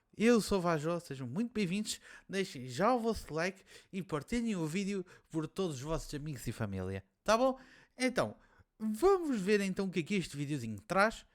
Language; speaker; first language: Portuguese; native; Portuguese